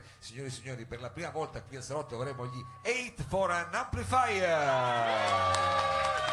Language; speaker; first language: Italian; native; Italian